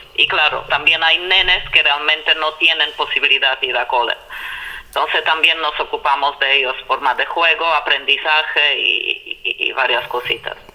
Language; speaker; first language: Spanish; non-native, fluent; Polish